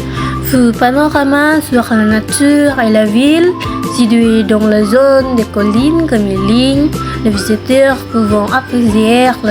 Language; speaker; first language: French; non-native, learner; Indonesian